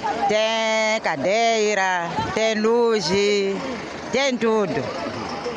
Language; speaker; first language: Portuguese; non-native, local second language; Tsonga